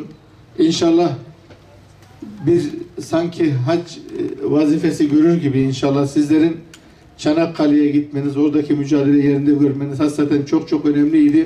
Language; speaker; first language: Turkish; native; Turkish